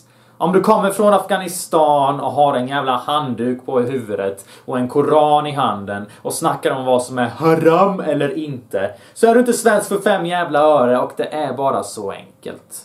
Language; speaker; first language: Swedish; early bilingual, other home language; Bosnian